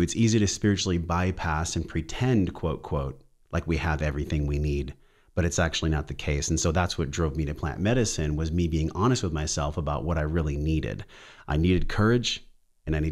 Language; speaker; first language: English; native; English